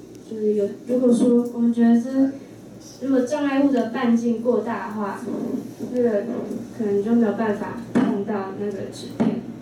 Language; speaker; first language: Chinese; native; Chinese